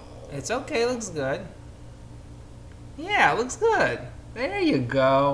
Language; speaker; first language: English; non-native, fluent; Lithuanian